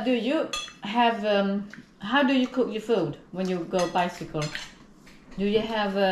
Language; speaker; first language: English; non-native, learner; Swedish